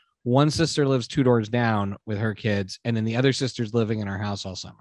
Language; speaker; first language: English; native; English